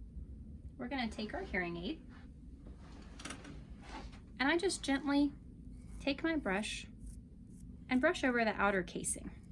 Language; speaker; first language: English; native; English